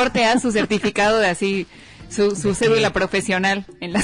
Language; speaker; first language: Spanish; native; Spanish